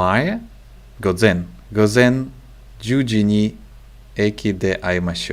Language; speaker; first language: Japanese; non-native, learner; English